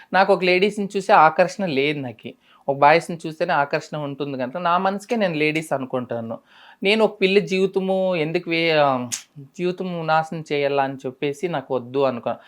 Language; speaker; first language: Telugu; native; Telugu